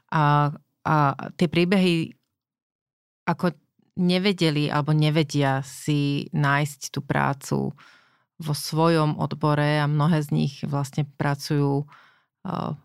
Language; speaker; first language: Slovak; native; Slovak